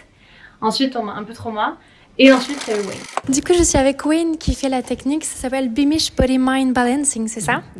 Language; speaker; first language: French; native; French